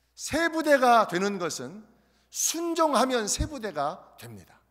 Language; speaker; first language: Korean; native; Korean